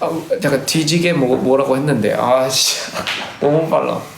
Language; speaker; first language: Korean; early bilingual, heritage; English